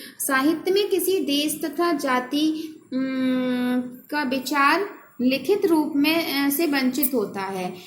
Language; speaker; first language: Hindi; native; Hindi